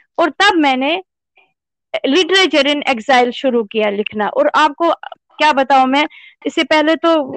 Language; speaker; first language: Hindi; non-native, local second language; Kashmiri